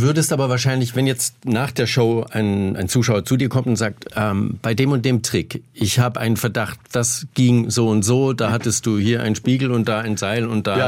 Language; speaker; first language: German; native; German